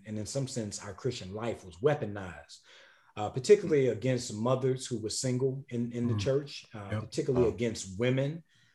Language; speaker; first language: English; native; English